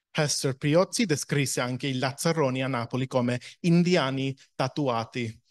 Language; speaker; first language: Italian; non-native, fluent; English